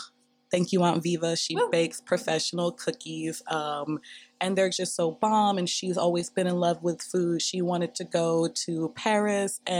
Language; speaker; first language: English; native; English